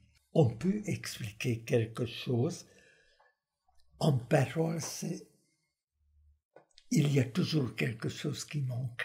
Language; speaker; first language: French; non-native, fluent; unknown